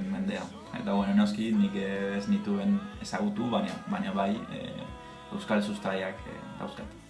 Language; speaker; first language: Basque; non-native, fluent; Spanish